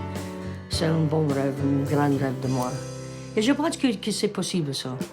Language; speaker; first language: French; non-native, learner; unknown